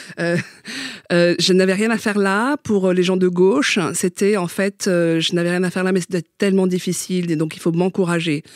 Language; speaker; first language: French; early bilingual, other home language; Vietnamese